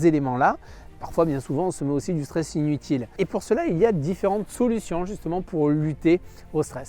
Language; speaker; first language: French; native; French